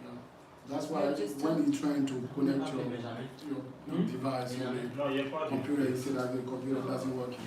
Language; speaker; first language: English; non-native, fluent; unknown